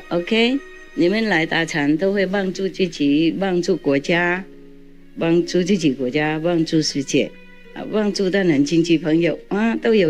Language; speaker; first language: Chinese; non-native, fluent; Vietnamese